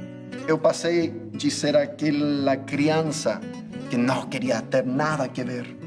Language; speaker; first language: Portuguese; non-native, fluent; English